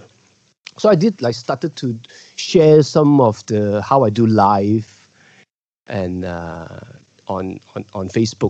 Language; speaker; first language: English; non-native, local second language; Cantonese